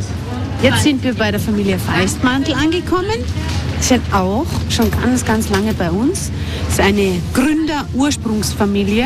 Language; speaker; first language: German; native; German